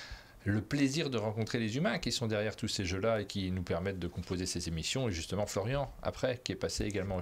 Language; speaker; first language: French; native; French